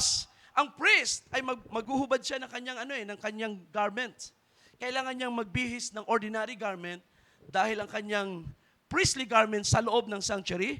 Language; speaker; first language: Filipino; native; Filipino